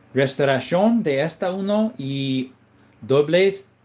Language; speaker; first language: Spanish; non-native, learner; English